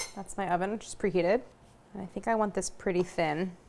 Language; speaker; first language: English; native; English